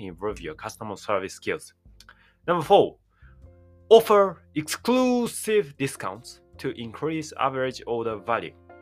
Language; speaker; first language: English; non-native, fluent; Japanese